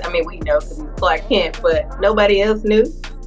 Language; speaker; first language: English; native; English